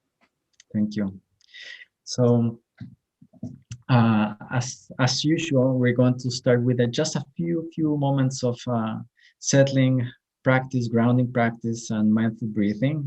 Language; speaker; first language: English; non-native, fluent; Spanish